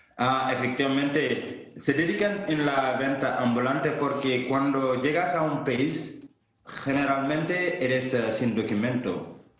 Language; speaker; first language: Spanish; non-native, fluent; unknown